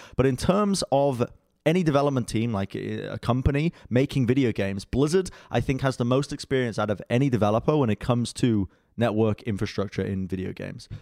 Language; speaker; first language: English; native; English